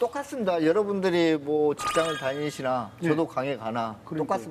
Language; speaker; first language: Korean; native; Korean